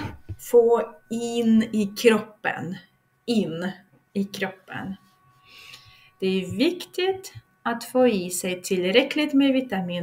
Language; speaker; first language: Swedish; non-native, fluent; Russian